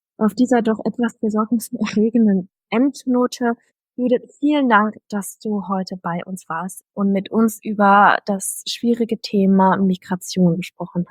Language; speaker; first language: German; native; German